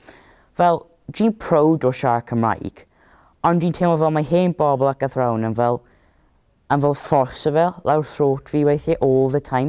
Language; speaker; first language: Welsh; non-native, local second language; English